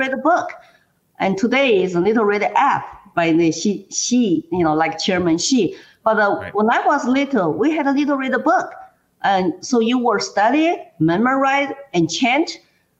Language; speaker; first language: English; non-native, fluent; Chinese